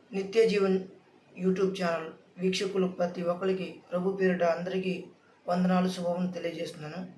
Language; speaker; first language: Telugu; non-native, local second language; Lambadi